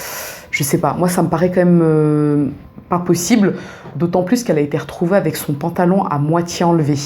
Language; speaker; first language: French; native; French